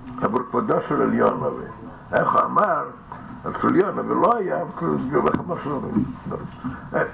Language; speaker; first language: Hebrew; non-native, fluent; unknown